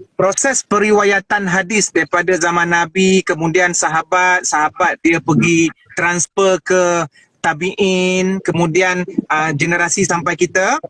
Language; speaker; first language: Malay; native; Malay